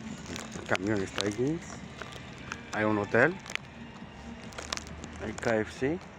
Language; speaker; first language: Spanish; non-native, fluent; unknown